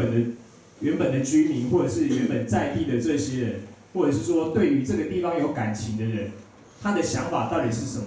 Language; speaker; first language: Chinese; native; Chinese